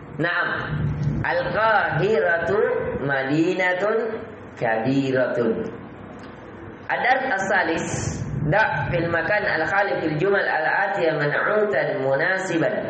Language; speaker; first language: Arabic; non-native, fluent; Indonesian